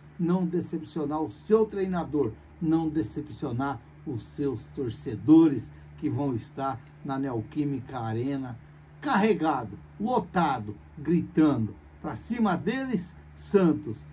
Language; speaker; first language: Portuguese; native; Portuguese